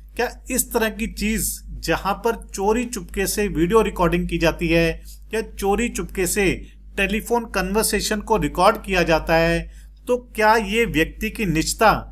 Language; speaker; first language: Hindi; native; Hindi